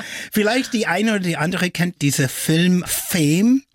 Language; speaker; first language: German; non-native, fluent; English